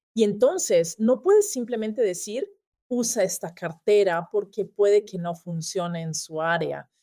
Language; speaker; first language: Spanish; non-native, fluent; German